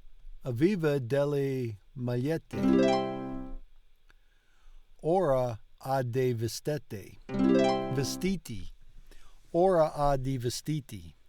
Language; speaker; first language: Italian; non-native, learner; English